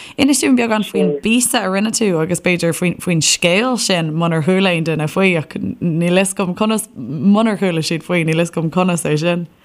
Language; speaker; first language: Irish; non-native, local second language; English